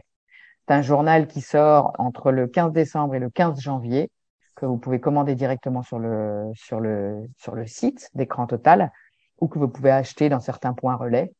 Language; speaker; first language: French; native; French